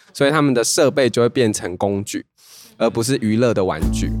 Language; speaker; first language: Chinese; native; Chinese